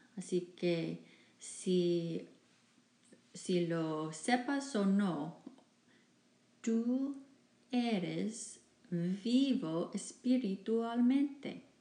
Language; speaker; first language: Spanish; non-native, fluent; English